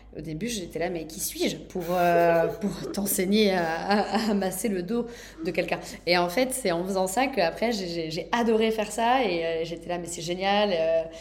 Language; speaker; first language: French; native; French